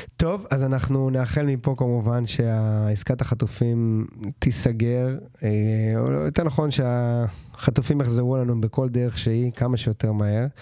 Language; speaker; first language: Hebrew; native; Hebrew